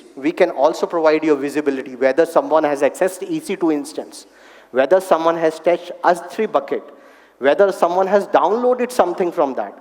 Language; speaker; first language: English; non-native, local second language; Hindi